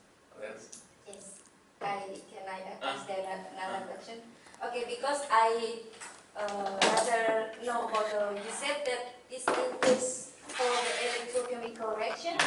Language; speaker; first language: English; non-native, learner; Indonesian